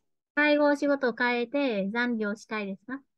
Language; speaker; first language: Japanese; non-native, fluent; Vietnamese